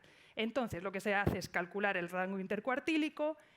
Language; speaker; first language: Spanish; native; Spanish